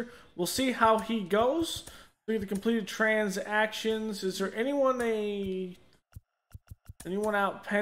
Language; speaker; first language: English; native; English